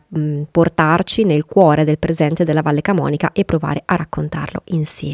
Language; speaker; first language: Italian; native; Italian